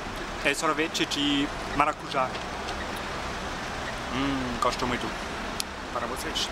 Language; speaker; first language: Portuguese; non-native, fluent; German